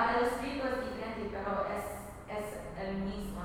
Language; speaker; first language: Spanish; non-native, learner; English